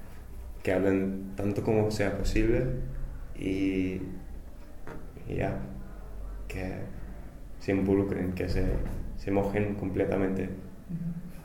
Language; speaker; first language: Spanish; non-native, fluent; English